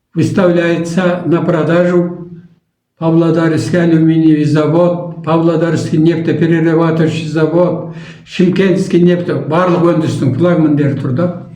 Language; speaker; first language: Russian; non-native, local second language; Kazakh